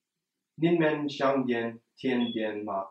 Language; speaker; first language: Chinese; non-native, learner; English